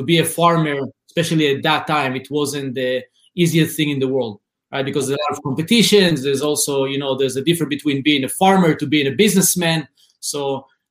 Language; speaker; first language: English; non-native, fluent; Hebrew